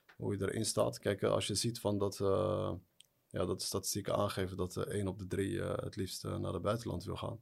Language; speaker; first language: Dutch; early bilingual, other home language; Arabic